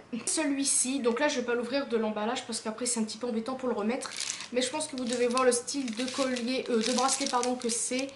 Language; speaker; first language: French; native; French